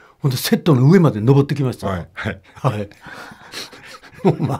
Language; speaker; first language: Japanese; native; Japanese